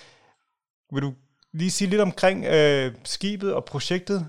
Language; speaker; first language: Danish; native; Danish